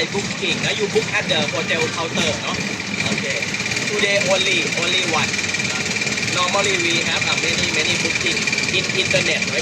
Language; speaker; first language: English; non-native, learner; Thai